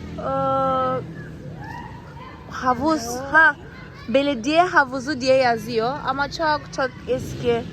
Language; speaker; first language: Turkish; non-native, fluent; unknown